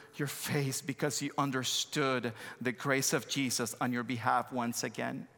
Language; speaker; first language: English; non-native, fluent; Spanish